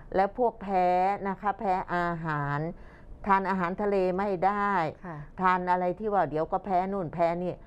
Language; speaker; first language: Thai; native; Thai